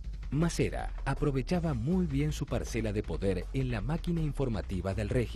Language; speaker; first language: Spanish; native; Spanish